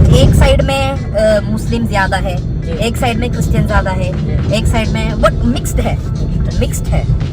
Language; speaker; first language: Hindi; non-native, local second language; Malayalam